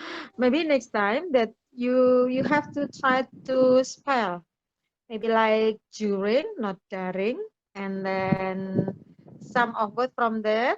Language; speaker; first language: English; non-native, learner; Indonesian